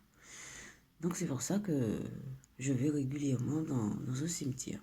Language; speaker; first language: French; native; French